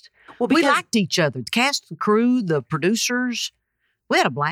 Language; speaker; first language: English; native; English